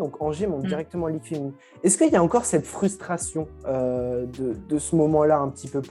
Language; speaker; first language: French; native; French